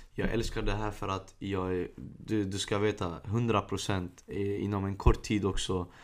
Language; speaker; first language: Swedish; early bilingual, other home language; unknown